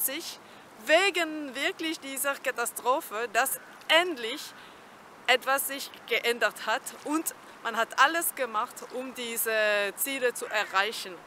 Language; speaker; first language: German; non-native, fluent; French